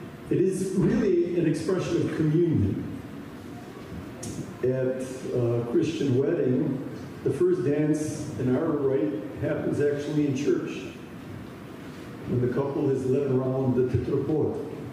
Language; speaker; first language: English; early bilingual, other home language; Ukrainian